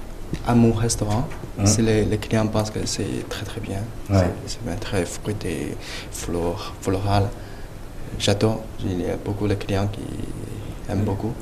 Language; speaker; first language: French; non-native, learner; Chinese